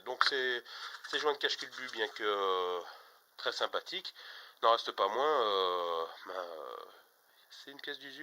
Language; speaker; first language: French; native; French